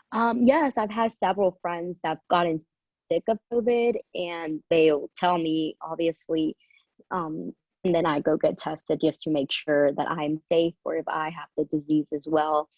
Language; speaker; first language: English; early bilingual, other home language; Spanish